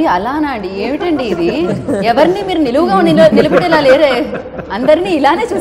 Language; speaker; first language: Telugu; native; Telugu